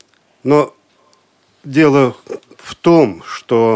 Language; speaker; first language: Russian; native; Russian